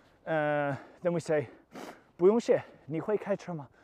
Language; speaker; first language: Chinese; non-native, learner; English